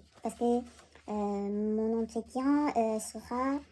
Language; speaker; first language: French; non-native, learner; Korean